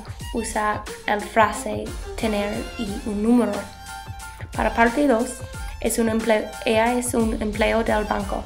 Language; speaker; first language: Spanish; non-native, learner; English